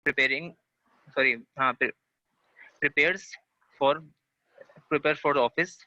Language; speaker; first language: English; non-native, learner; Hindi